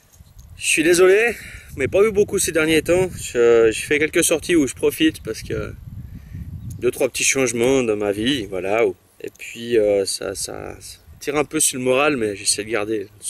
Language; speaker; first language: French; native; French